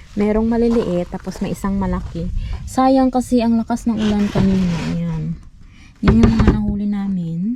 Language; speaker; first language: Filipino; non-native, local second language; Cebuano